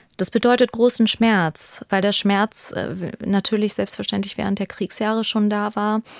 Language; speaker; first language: German; early bilingual, other home language; Albanian